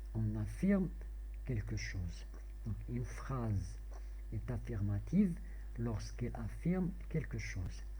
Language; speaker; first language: French; non-native, local second language; Arabic